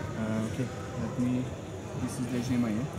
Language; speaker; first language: English; non-native, learner; Russian